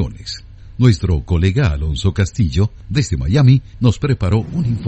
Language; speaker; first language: Spanish; native; Spanish